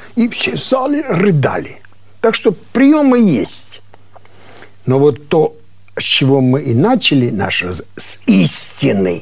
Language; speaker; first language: Russian; non-native, local second language; Armenian